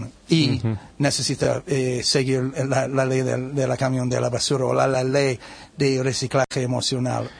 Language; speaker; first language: Spanish; non-native, learner; English